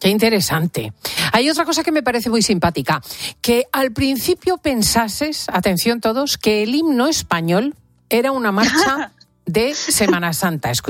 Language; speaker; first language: Spanish; native; Spanish